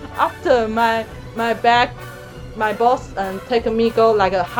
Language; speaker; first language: English; non-native, learner; Chinese